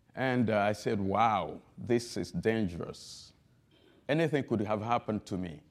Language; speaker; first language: English; non-native, fluent; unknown